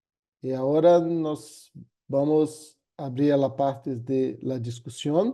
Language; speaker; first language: Spanish; non-native, fluent; Portuguese